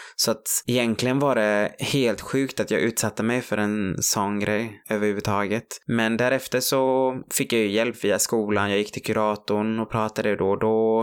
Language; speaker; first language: Swedish; early bilingual, other home language; Spanish